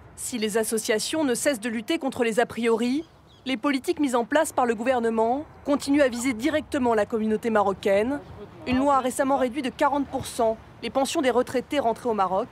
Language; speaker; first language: French; native; French